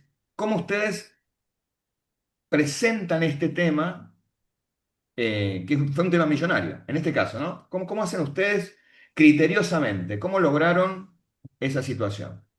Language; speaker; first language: Spanish; native; Spanish